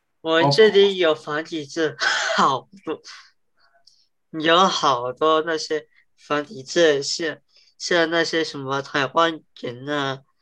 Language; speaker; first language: Chinese; early bilingual, heritage; Chinese